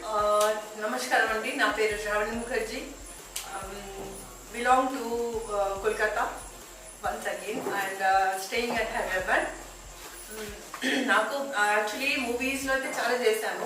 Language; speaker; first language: Telugu; non-native, fluent; Bangla